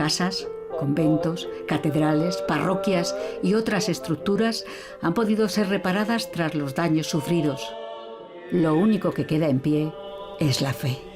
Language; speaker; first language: Spanish; native; Spanish